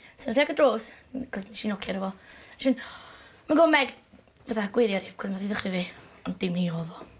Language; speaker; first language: Welsh; native; Welsh